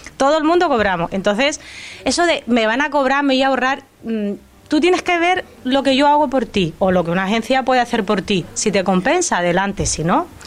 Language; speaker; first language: Spanish; non-native, fluent; Romanian